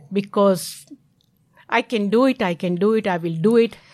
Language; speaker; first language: English; non-native, local second language; Gujarati